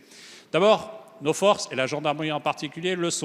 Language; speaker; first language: French; native; French